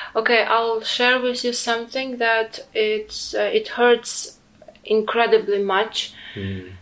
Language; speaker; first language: English; non-native, fluent; Ukrainian